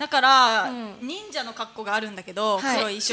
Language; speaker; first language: Japanese; native; Japanese